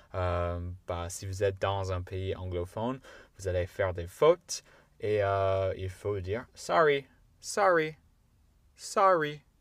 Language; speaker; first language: French; non-native, fluent; English